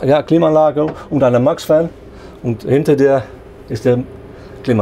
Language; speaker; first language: German; non-native, learner; Dutch